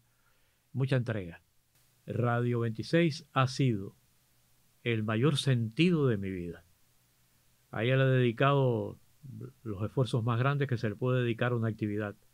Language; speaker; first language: Spanish; native; Spanish